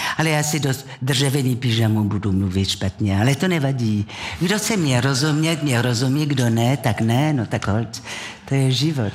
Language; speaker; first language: Czech; non-native, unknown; French